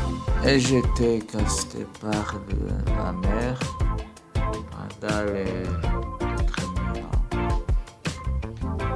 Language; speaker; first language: French; non-native, learner; English